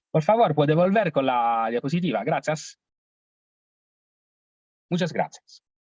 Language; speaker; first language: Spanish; non-native, learner; Italian